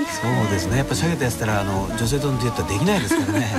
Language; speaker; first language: Japanese; native; Japanese